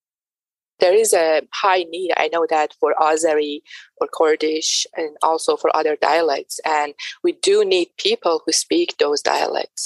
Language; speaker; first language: English; non-native, fluent; Persian